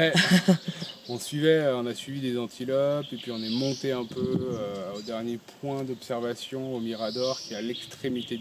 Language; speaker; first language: French; native; French